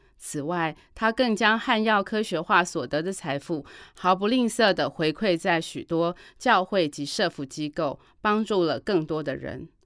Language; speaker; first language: Chinese; native; Chinese